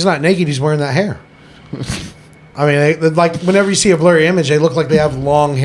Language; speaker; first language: English; native; English